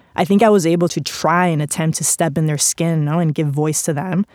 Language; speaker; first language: English; non-native, fluent; Spanish